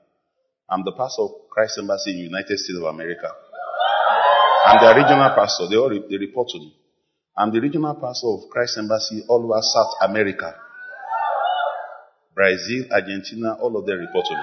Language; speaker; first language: English; non-native, local second language; Yoruba